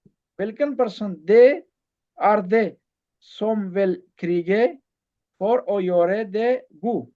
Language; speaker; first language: Norwegian; non-native, learner; Urdu